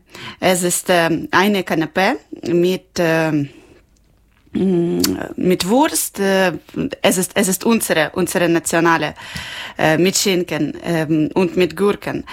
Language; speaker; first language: German; non-native, local second language; Ukrainian